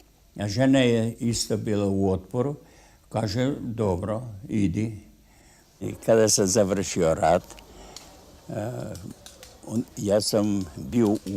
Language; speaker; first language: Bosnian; non-native, fluent; Russian